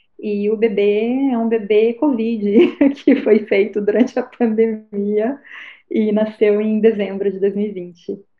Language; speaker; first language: Portuguese; native; Portuguese